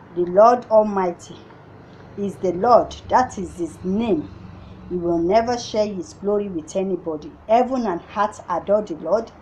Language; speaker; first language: English; non-native, local second language; Yoruba